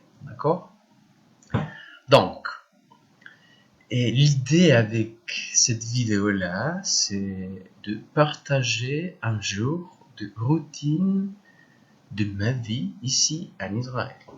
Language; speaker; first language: French; non-native, learner; Spanish